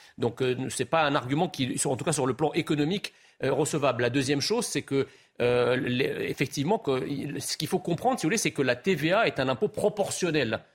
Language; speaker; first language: French; early bilingual, other home language; Arabic